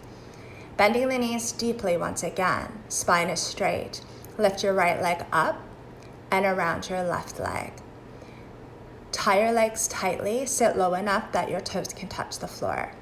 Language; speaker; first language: English; native; English